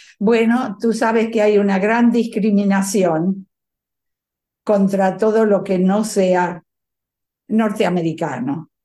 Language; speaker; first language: Spanish; native; Spanish